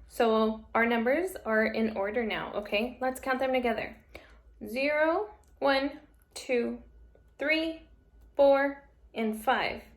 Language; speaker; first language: English; native; English